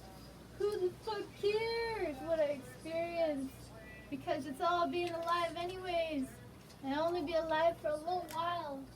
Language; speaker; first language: English; native; English